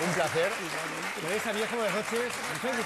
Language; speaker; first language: Spanish; native; Spanish